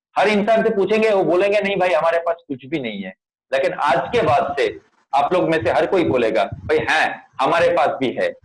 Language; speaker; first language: Hindi; non-native, local second language; Bangla